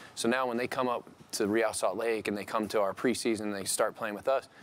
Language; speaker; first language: English; native; English